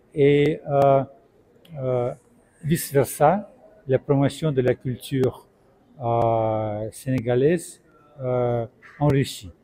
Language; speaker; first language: French; non-native, fluent; Russian